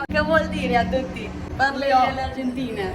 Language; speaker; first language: Italian; non-native, learner; Spanish